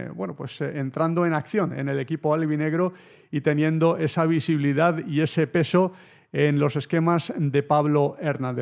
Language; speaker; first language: Spanish; native; Spanish